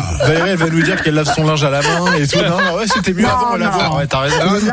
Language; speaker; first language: French; native; French